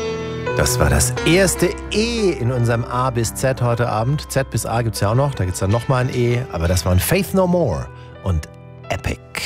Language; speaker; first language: German; native; German